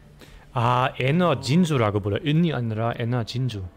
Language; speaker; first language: Korean; non-native, learner; German